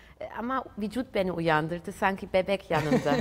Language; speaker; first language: Turkish; early bilingual, heritage; German